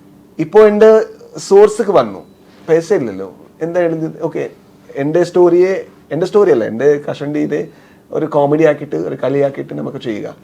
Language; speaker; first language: Malayalam; non-native, local second language; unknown